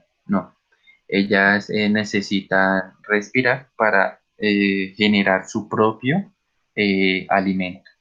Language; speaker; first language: Spanish; native; Spanish